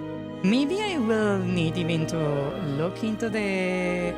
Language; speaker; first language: English; non-native, fluent; Spanish